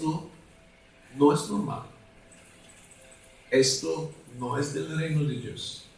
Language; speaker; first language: Spanish; non-native, fluent; Bulgarian